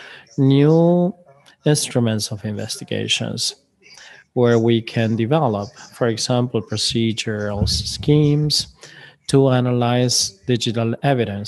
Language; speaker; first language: English; non-native, fluent; Spanish